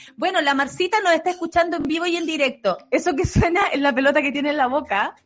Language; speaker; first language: Spanish; native; Spanish